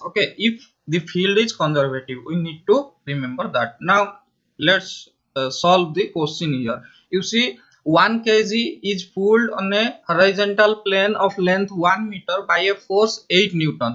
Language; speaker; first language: English; non-native, local second language; Hindi